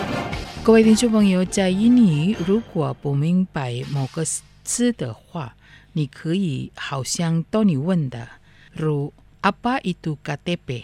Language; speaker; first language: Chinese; non-native, fluent; Indonesian